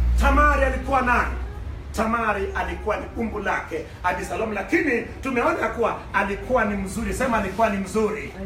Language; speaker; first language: Swahili; non-native, local second language; Luo (Kenya and Tanzania)